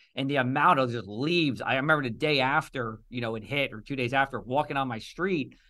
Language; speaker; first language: English; native; English